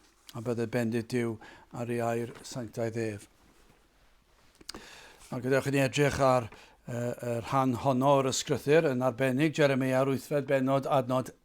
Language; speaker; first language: Welsh; native; Welsh